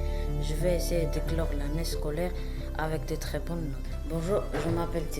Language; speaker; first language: French; non-native, learner; Armenian